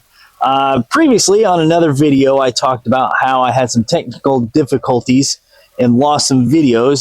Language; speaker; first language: English; native; English